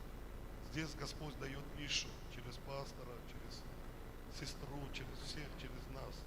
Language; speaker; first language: Russian; non-native, fluent; Armenian